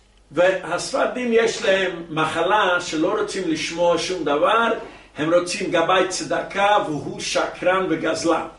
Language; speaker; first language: Hebrew; non-native, fluent; English